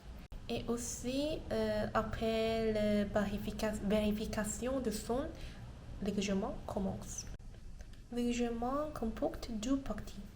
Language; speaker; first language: French; non-native, learner; Korean